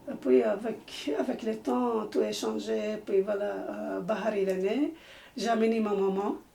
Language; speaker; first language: French; non-native, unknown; Arabic